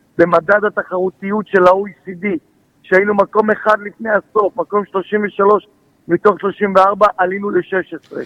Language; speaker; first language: Hebrew; native; Hebrew